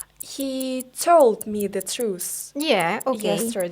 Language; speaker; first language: English; non-native, fluent; Vietnamese